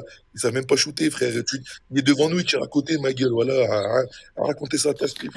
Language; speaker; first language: French; native; French